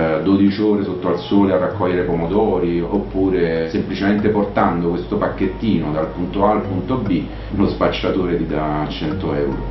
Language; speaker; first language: Italian; native; Italian